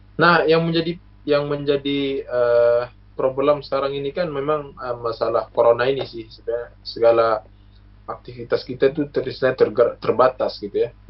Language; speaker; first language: Indonesian; non-native, local second language; Sasak